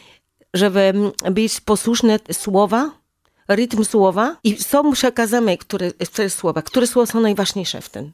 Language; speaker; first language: Polish; non-native, learner; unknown